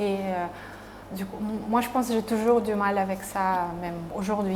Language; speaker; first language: French; non-native, fluent; Russian